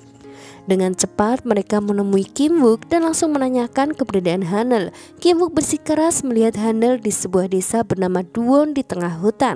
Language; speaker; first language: Indonesian; native; Indonesian